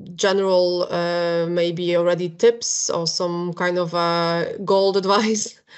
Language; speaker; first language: English; non-native, fluent; Polish